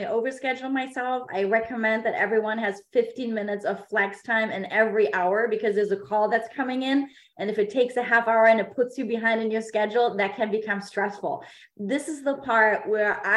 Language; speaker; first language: English; non-native, fluent; German